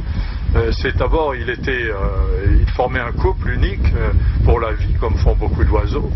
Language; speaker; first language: French; native; French